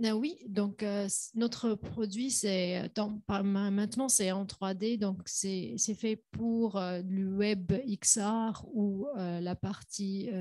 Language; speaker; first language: French; non-native, local second language; Arabic